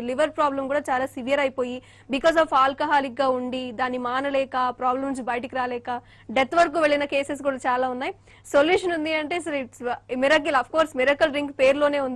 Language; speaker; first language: Telugu; native; Telugu